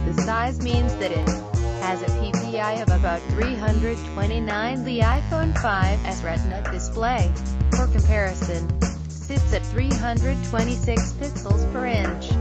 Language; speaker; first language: English; native; English